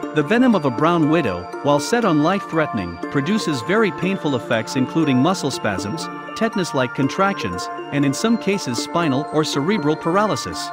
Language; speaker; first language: English; native; English